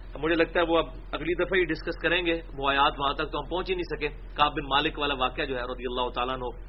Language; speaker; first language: Urdu; non-native, local second language; Punjabi